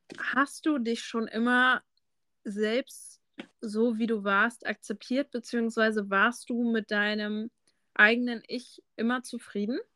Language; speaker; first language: German; native; German